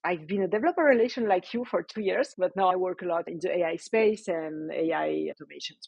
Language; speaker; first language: English; non-native, fluent; French